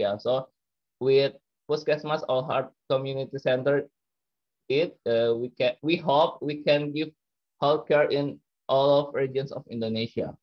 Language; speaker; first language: English; non-native, learner; Indonesian